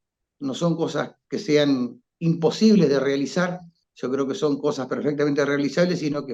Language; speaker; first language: Spanish; native; Spanish